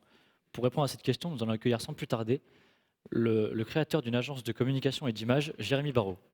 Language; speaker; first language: French; native; French